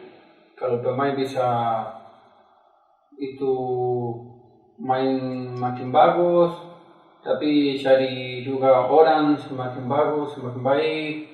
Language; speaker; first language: Indonesian; non-native, fluent; Spanish